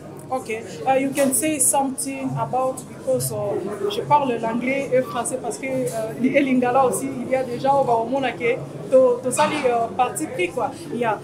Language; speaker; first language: French; non-native, local second language; Lingala